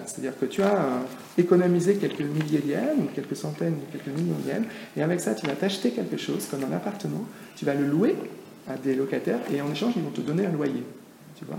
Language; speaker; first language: French; native; French